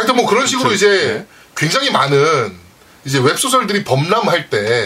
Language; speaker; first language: Korean; native; Korean